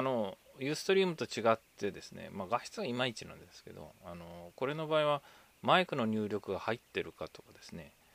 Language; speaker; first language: Japanese; native; Japanese